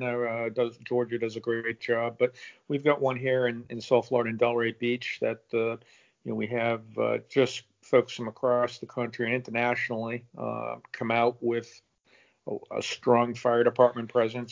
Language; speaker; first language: English; native; English